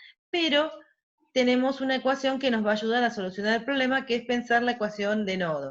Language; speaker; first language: Spanish; native; Spanish